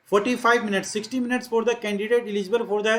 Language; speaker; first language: Hindi; native; Hindi